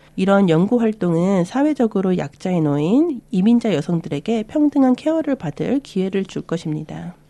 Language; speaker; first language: Korean; early bilingual, other home language; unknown